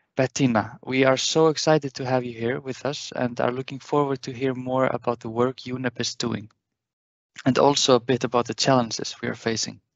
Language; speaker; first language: English; non-native, fluent; Icelandic